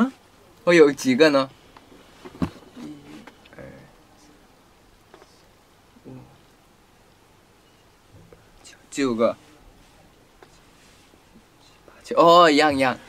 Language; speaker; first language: Chinese; non-native, fluent; Thai